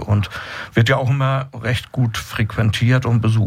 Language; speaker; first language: German; native; German